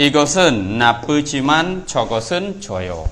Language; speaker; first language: Korean; non-native, fluent; Khmer